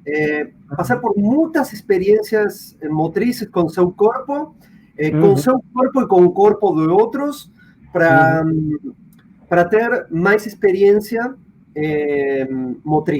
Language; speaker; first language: Portuguese; non-native, fluent; Spanish